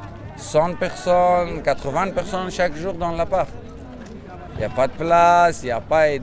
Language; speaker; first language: French; non-native, learner; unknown